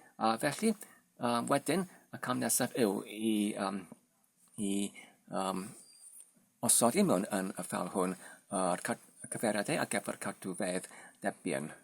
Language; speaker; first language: Welsh; non-native, learner; Polish